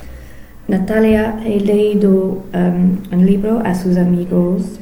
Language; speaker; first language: Spanish; non-native, learner; English